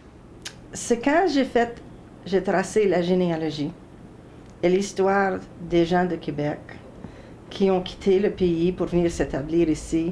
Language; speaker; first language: French; early bilingual, heritage; French